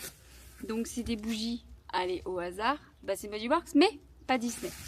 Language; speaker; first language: French; native; French